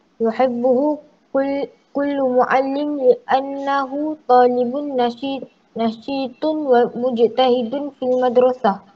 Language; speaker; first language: Arabic; non-native, learner; Malay